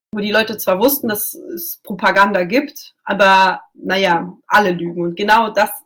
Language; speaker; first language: German; non-native, local second language; Russian